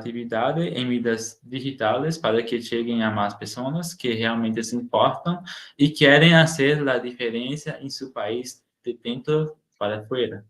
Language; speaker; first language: Spanish; non-native, learner; Portuguese